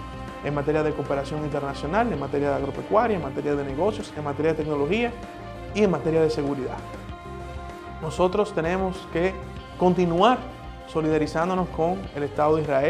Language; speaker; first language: Spanish; native; Spanish